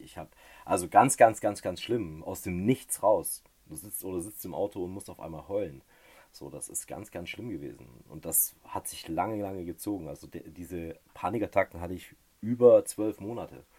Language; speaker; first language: German; native; German